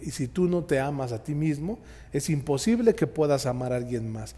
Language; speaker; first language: Spanish; native; Spanish